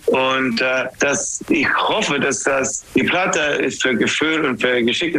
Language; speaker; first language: German; non-native, learner; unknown